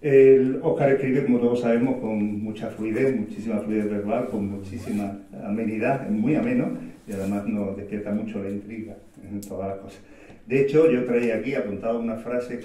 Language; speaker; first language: Spanish; native; Spanish